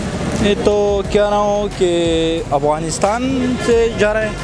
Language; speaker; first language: Hindi; non-native, local second language; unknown